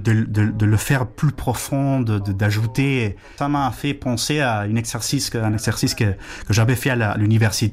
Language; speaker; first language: French; non-native, fluent; Spanish